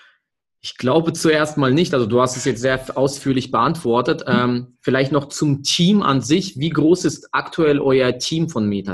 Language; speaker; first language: German; native; German